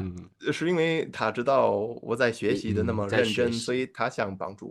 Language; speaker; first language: Chinese; non-native, fluent; English